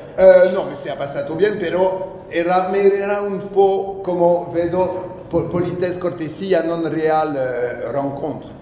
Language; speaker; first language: Spanish; non-native, learner; French